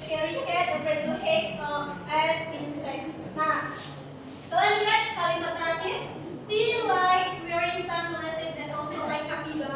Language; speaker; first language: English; non-native, learner; Indonesian